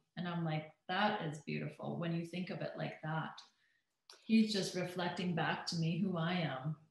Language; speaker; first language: English; native; English